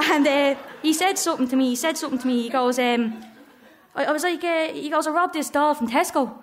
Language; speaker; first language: English; native; English